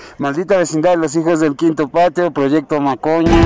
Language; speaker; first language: Spanish; native; Spanish